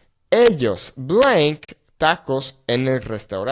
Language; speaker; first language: Spanish; non-native, fluent; English